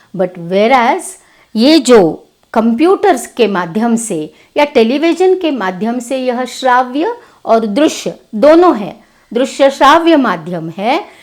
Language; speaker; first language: Hindi; non-native, local second language; Kannada